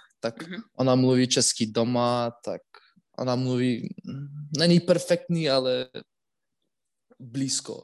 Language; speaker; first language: Czech; non-native, learner; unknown